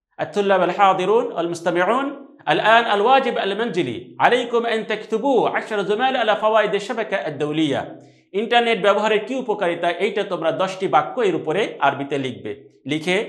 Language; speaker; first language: Arabic; non-native, fluent; Bangla